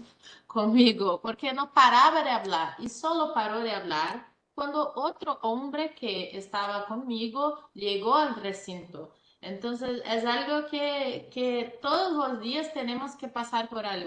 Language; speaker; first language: Spanish; non-native, fluent; Portuguese